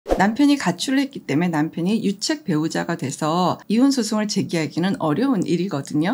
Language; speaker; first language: Korean; native; Korean